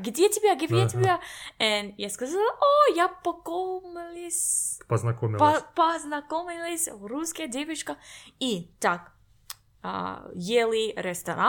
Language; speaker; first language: Russian; non-native, learner; English